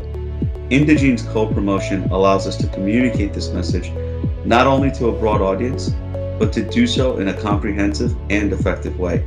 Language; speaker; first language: English; native; English